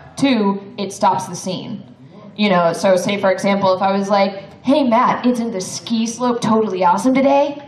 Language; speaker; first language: English; native; English